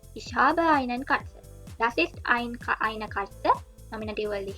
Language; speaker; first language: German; non-native, learner; Sinhala